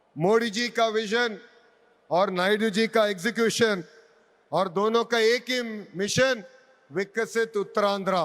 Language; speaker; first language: Hindi; non-native, local second language; Telugu